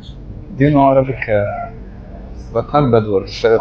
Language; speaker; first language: English; non-native, fluent; Arabic